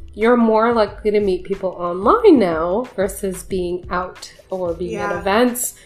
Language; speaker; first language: English; early bilingual, other home language; Urdu